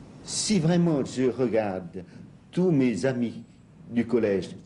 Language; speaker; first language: French; non-native, local second language; Vietnamese